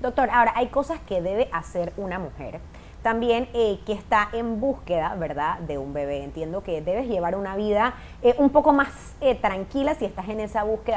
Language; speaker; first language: Spanish; native; Spanish